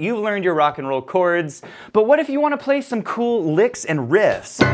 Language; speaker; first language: English; native; English